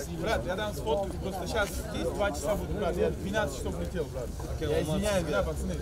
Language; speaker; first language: Russian; non-native, local second language; Uzbek